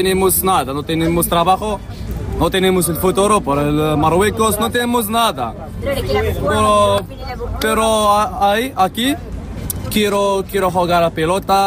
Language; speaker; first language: Spanish; non-native, learner; Arabic